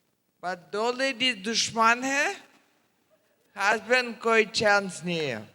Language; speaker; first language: Hindi; non-native, learner; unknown